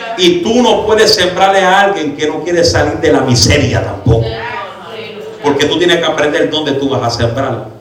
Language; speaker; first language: Spanish; early bilingual, heritage; Spanish